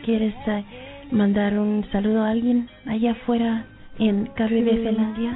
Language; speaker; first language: Spanish; early bilingual, heritage; Spanish